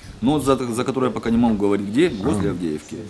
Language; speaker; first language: Russian; native; Russian